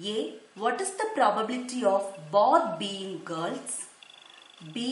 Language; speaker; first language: English; non-native, local second language; Malayalam